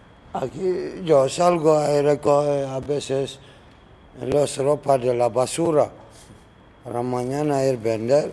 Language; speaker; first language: Spanish; non-native, learner; Arabic